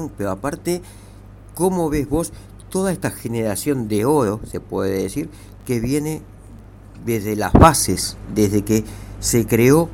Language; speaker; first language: Spanish; native; Spanish